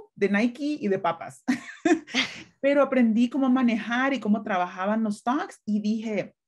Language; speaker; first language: Spanish; native; Spanish